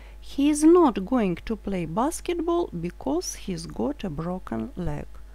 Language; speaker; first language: English; non-native, fluent; Russian